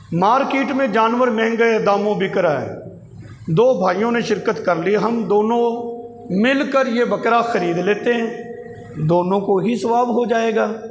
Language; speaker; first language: Urdu; non-native, local second language; Punjabi